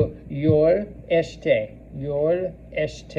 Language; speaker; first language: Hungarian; non-native, learner; English